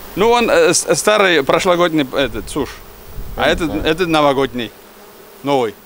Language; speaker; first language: Russian; non-native, local second language; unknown